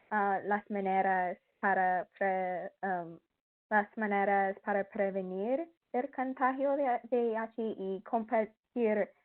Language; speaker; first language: Spanish; non-native, learner; English